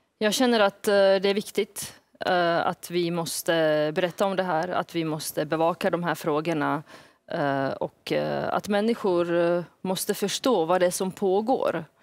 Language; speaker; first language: Swedish; early bilingual, other home language; Bosnian